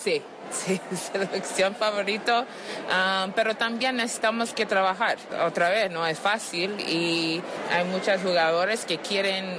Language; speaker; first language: Spanish; non-native, learner; English